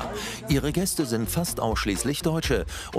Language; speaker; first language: German; native; German